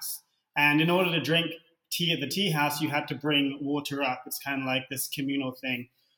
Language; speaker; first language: English; native; English